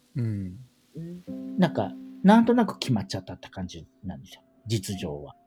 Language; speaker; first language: Japanese; native; Japanese